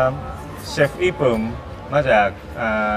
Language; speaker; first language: Thai; non-native, learner; Japanese